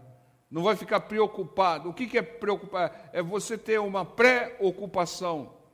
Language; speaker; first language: Portuguese; native; Portuguese